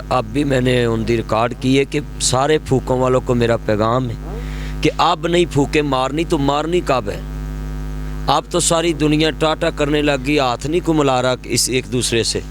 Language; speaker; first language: Urdu; non-native, local second language; Punjabi